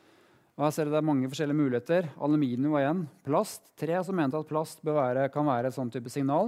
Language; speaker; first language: Norwegian; native; Norwegian